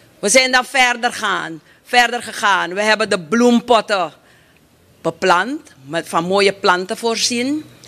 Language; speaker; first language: Dutch; native; Dutch